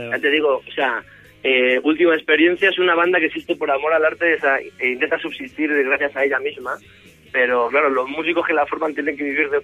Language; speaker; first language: Spanish; native; Spanish